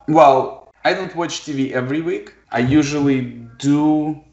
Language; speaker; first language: English; non-native, fluent; Ukrainian